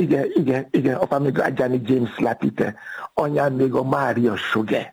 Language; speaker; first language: Hungarian; non-native, fluent; Yoruba